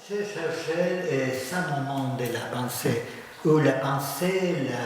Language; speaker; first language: French; non-native, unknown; Spanish